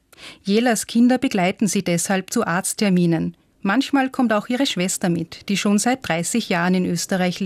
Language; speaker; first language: German; native; German